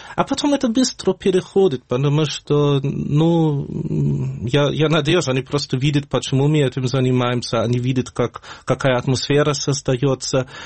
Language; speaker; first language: Russian; non-native, fluent; German